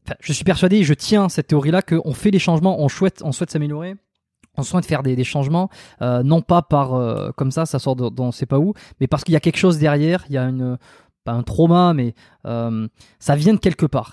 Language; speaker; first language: French; native; French